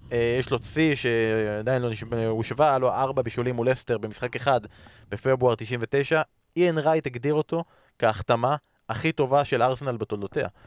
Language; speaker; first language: Hebrew; native; Hebrew